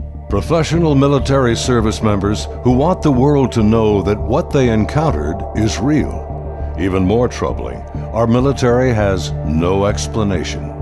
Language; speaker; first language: English; native; English